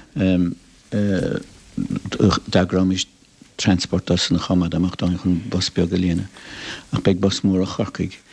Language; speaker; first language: Irish; native; Irish